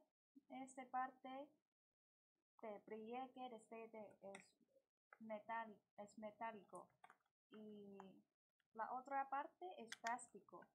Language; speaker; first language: Spanish; non-native, learner; Chinese